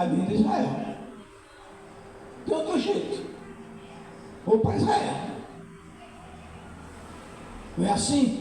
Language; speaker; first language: Portuguese; native; Portuguese